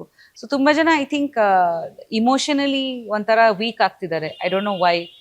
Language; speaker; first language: Kannada; non-native, local second language; Bangla